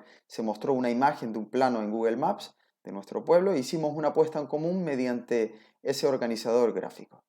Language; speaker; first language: Spanish; native; Spanish